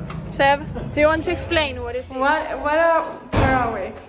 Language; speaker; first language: English; non-native, fluent; Spanish